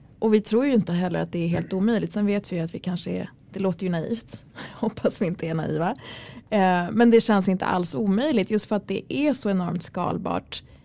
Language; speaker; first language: Swedish; early bilingual, other home language; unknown